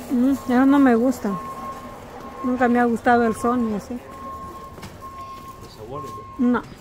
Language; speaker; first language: Spanish; native; Spanish